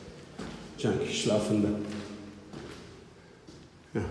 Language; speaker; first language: German; non-native, learner; Turkish